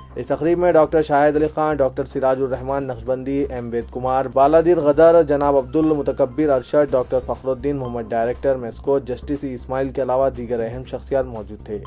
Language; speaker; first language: Urdu; native; Urdu